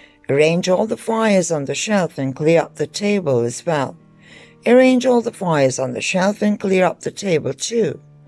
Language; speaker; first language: English; non-native, fluent; Turkish